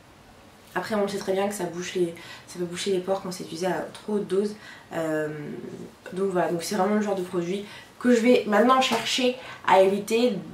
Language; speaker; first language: French; native; French